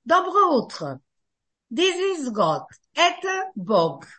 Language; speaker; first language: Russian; early bilingual, heritage; Russian